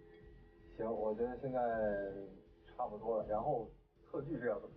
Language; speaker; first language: Chinese; native; Chinese